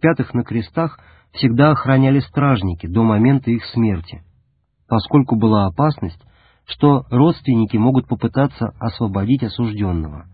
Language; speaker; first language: Russian; native; Russian